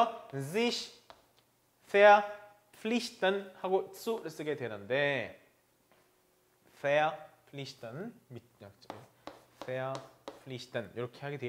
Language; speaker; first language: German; non-native, fluent; Korean